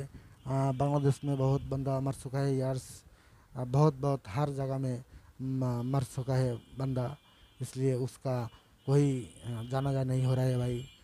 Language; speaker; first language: Hindi; non-native, learner; Bangla